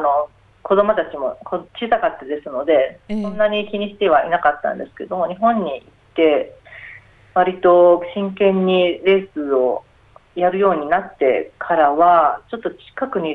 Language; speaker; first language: Japanese; native; Japanese